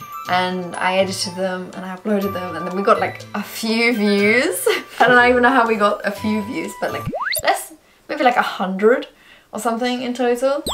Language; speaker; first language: English; native; English